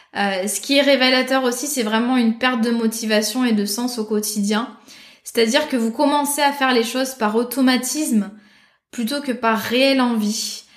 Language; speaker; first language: French; native; French